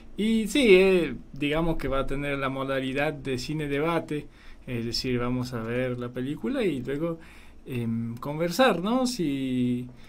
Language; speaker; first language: Spanish; non-native, fluent; Polish